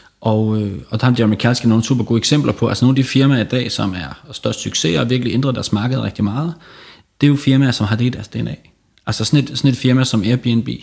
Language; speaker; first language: Danish; native; Danish